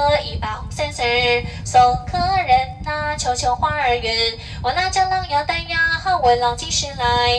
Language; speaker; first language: Chinese; native; Chinese